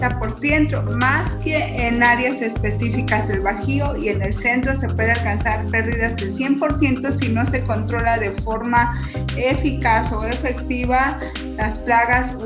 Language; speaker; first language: Spanish; native; Spanish